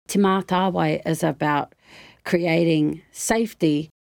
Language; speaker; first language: English; native; English